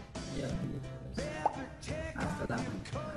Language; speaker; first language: Spanish; non-native, learner; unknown